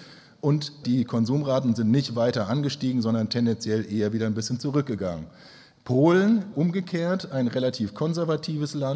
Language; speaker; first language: German; native; German